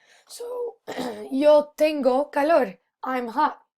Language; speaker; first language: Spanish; non-native, fluent; English